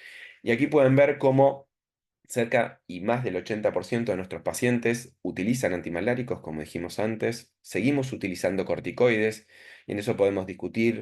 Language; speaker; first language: Spanish; native; Spanish